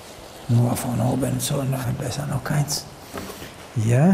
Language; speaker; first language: German; non-native, learner; Italian